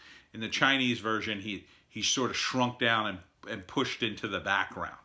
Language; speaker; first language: English; native; English